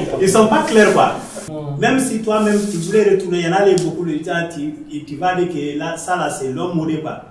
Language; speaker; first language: French; non-native, learner; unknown